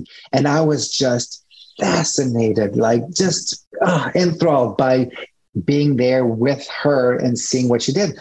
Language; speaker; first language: English; non-native, fluent; French